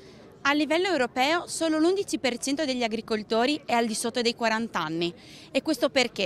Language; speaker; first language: Italian; native; Italian